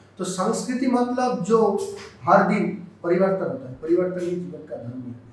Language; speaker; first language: Hindi; non-native, local second language; Bangla